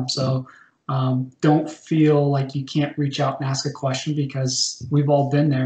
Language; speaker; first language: English; native; English